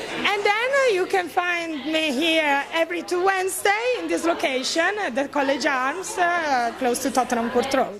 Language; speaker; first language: English; non-native, fluent; Italian